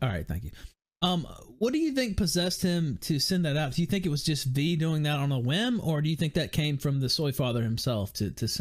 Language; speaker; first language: English; native; English